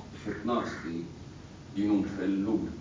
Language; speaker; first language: Dutch; non-native, learner; Arabic